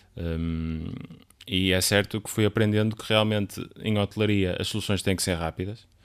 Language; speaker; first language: Portuguese; native; Portuguese